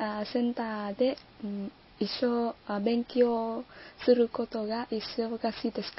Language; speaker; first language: Japanese; non-native, learner; Vietnamese